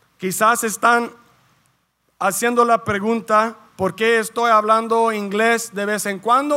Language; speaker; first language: Spanish; early bilingual, heritage; Spanish